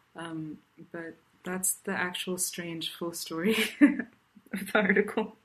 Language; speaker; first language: English; non-native, local second language; Tamil